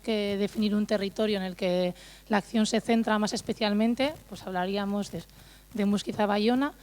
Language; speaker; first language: Spanish; native; Spanish